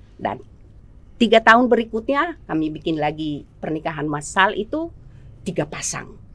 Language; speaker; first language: Indonesian; non-native, local second language; Batak Toba